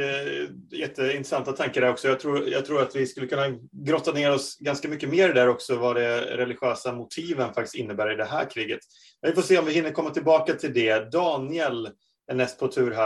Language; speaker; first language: Swedish; native; Swedish